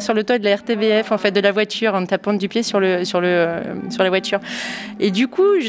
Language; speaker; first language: French; native; French